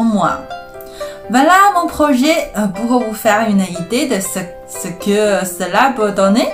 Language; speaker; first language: French; non-native, fluent; Chinese